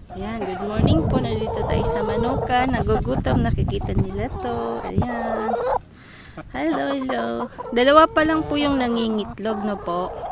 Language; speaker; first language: Filipino; native; Filipino